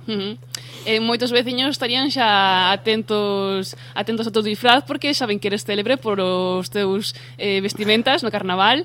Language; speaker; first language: Galician; native; Galician